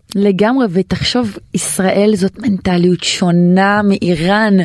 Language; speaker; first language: Hebrew; native; Hebrew